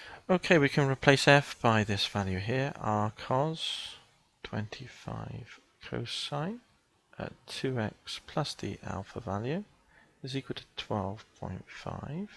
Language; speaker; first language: English; native; English